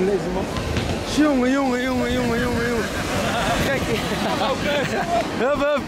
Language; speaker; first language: Dutch; native; Dutch